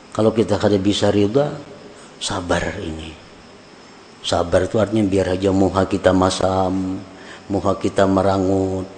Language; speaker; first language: Indonesian; non-native, local second language; Banjar